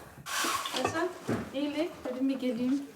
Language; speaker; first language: Turkish; early bilingual, heritage; Turkish